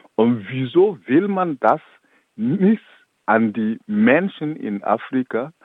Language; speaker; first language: German; non-native, fluent; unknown